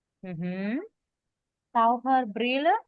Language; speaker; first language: German; non-native, fluent; Indonesian